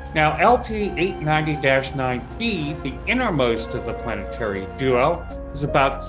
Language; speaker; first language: English; native; English